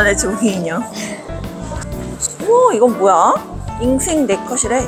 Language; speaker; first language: Korean; native; Korean